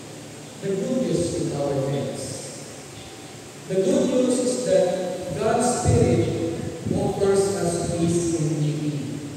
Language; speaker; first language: English; non-native, local second language; Filipino